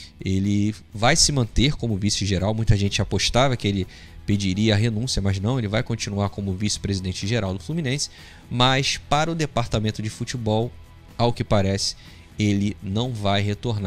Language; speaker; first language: Portuguese; native; Portuguese